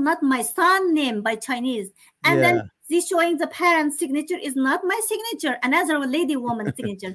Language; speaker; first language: English; non-native, learner; Chinese